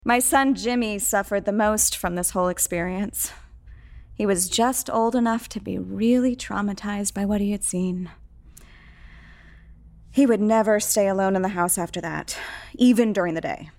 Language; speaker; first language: English; native; English